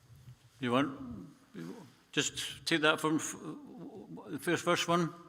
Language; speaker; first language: English; native; English